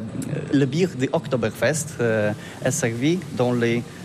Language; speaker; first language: French; non-native, learner; Polish